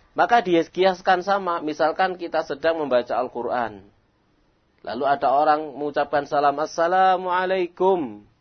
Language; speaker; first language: Indonesian; non-native, local second language; Javanese